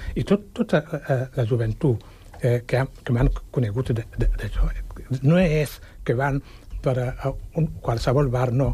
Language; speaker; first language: Catalan; non-native, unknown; Wolof